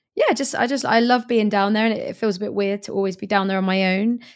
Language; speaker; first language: English; native; English